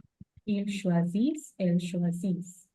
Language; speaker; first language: French; non-native, fluent; English